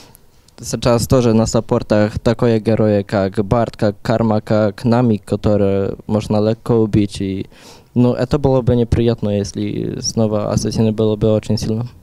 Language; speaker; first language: Russian; non-native, learner; Polish